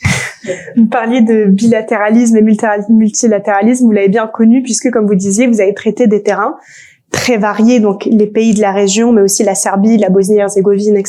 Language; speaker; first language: French; native; French